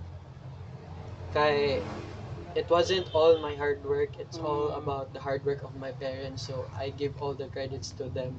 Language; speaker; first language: English; non-native, local second language; Cebuano